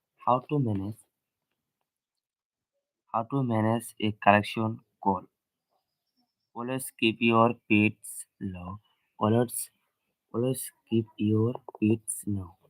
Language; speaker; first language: English; non-native, local second language; Bangla